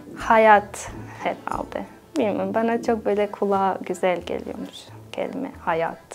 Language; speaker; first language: Turkish; non-native, fluent; Bosnian